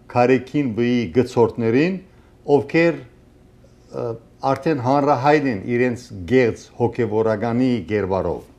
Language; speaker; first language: Armenian; early bilingual, heritage; Armenian